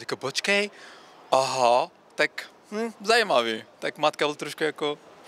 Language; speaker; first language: Czech; non-native, learner; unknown